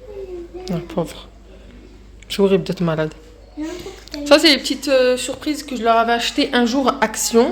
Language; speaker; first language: French; native; French